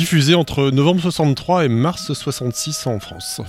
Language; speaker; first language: French; native; French